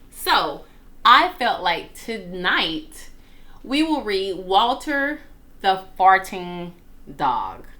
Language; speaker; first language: English; native; English